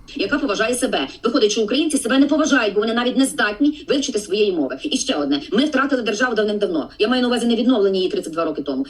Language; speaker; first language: Ukrainian; native; Ukrainian